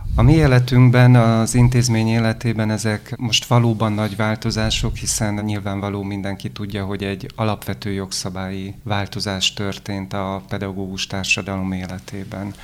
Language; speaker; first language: Hungarian; native; Hungarian